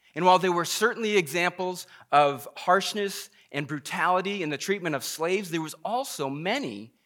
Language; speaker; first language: English; native; English